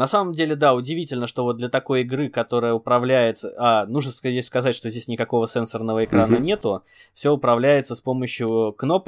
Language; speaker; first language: Russian; native; Russian